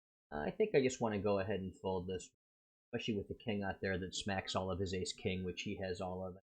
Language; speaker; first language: English; native; English